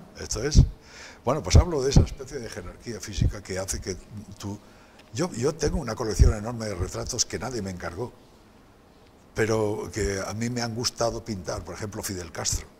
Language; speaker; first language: Spanish; native; Spanish